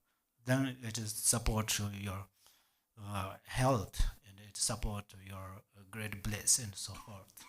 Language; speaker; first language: English; non-native, learner; Tibetan